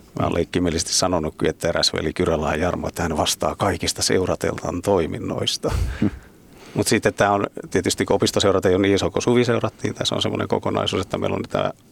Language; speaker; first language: Finnish; native; Finnish